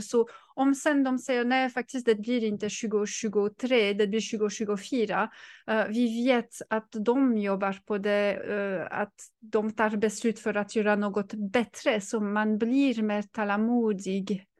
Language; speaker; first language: Swedish; non-native, fluent; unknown